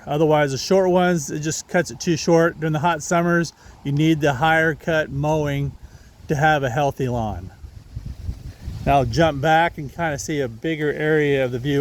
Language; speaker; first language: English; native; English